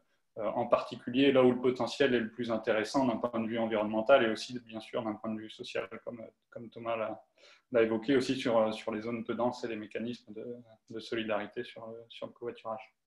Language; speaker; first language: French; native; French